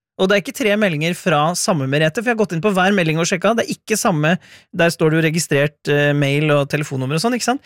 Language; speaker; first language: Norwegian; native; Norwegian